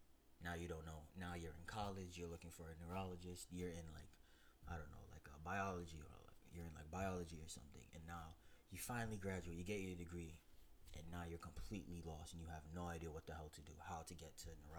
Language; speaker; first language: English; native; English